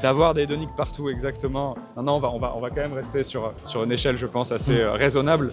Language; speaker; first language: French; native; French